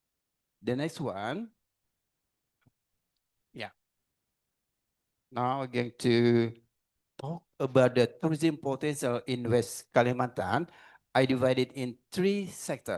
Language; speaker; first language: English; non-native, learner; Indonesian